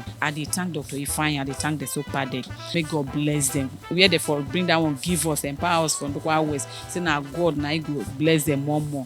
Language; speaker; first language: Nigerian Pidgin; native; Nigerian Pidgin